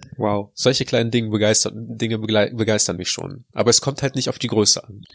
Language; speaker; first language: German; early bilingual, other home language; Russian